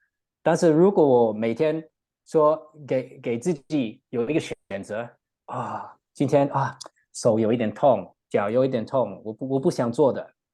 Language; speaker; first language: Chinese; non-native, learner; English